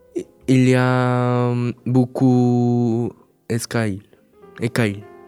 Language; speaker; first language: French; non-native, learner; Spanish